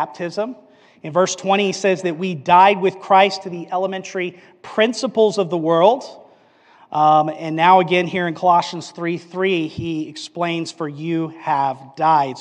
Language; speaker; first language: English; native; English